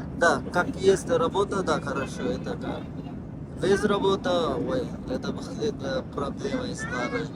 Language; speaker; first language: Russian; non-native, learner; Bangla